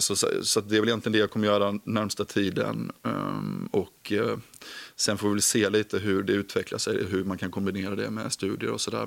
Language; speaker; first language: Swedish; native; Swedish